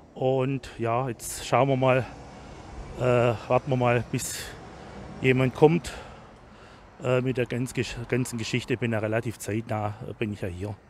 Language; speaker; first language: German; native; German